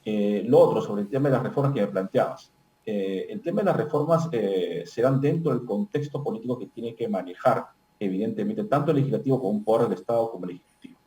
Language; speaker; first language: Spanish; native; Spanish